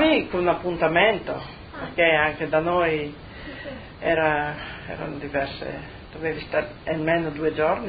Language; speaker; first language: Italian; native; Italian